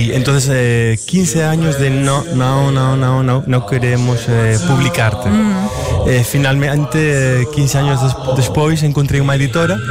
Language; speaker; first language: Portuguese; non-native, learner; Spanish